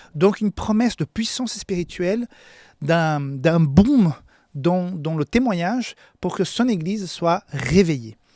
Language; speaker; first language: French; non-native, fluent; Portuguese